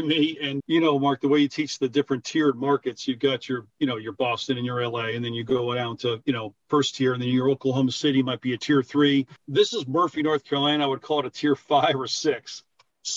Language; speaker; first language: English; native; English